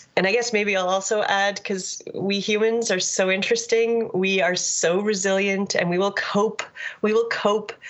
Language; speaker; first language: English; native; English